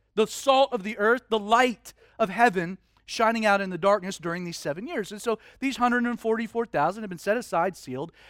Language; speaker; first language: English; native; English